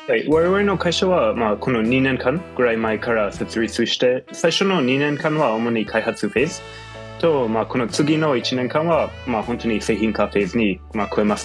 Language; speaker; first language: Japanese; non-native, fluent; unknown